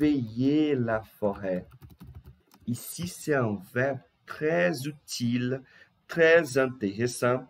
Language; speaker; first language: French; non-native, fluent; Portuguese